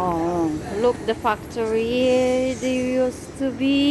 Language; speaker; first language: English; non-native, fluent; Filipino